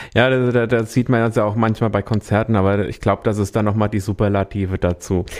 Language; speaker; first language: German; early bilingual, other home language; Spanish